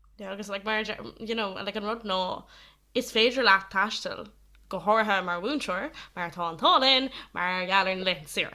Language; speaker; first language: Irish; non-native, local second language; English